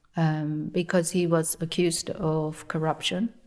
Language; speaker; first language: English; non-native, fluent; Chinese